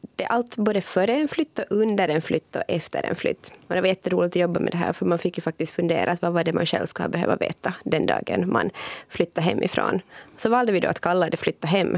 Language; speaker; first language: Swedish; native; Swedish